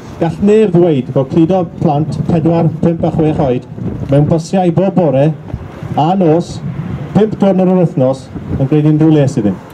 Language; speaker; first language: Welsh; native; Welsh